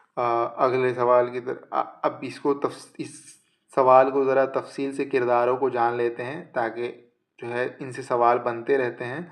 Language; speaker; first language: Urdu; native; Urdu